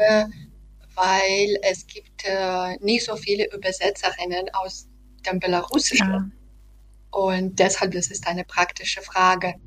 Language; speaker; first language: German; non-native, fluent; Belarusian